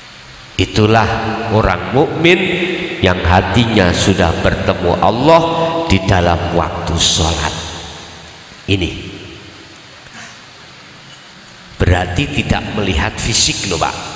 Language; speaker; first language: Indonesian; non-native, local second language; Javanese